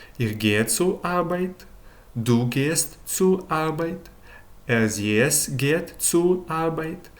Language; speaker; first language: German; non-native, fluent; Ukrainian